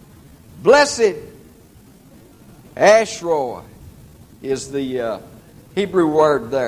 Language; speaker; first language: English; native; English